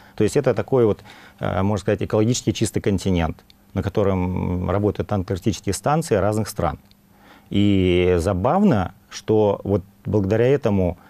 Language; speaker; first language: Russian; native; Russian